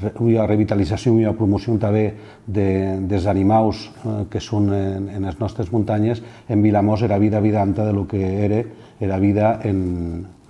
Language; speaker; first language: Catalan; non-native, local second language; Occitan